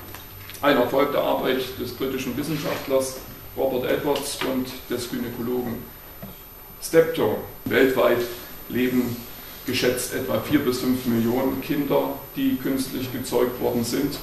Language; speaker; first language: German; native; German